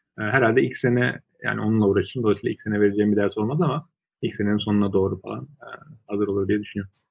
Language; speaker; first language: Turkish; early bilingual, other home language; Azerbaijani